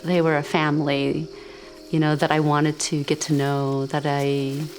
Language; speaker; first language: English; early bilingual, other home language; Khmer